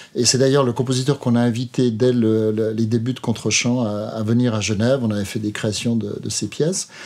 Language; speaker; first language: French; native; French